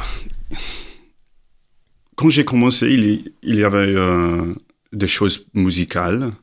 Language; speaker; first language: French; non-native, learner; English